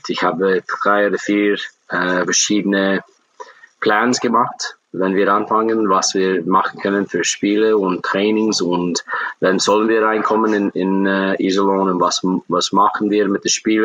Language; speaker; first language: German; non-native, fluent; English